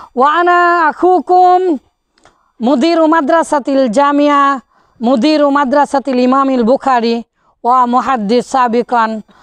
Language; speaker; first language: Arabic; non-native, fluent; Bangla